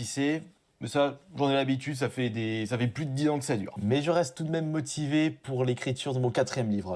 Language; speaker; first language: French; native; French